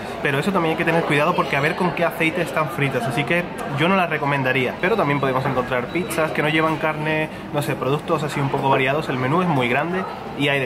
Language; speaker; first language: Spanish; native; Spanish